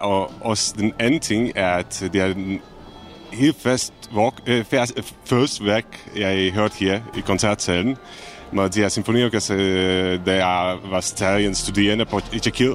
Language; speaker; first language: Danish; non-native, fluent; Czech